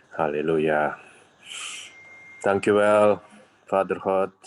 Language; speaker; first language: Dutch; non-native, fluent; Indonesian